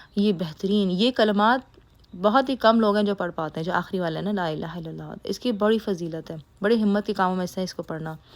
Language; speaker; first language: Urdu; native; Urdu